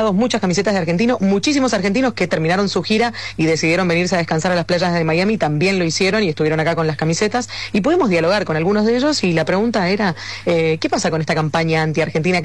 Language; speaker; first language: Spanish; native; Spanish